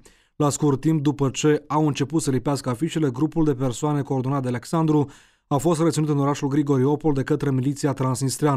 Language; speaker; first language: Romanian; native; Romanian